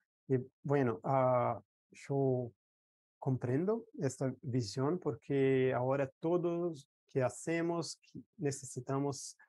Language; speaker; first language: Spanish; non-native, fluent; Portuguese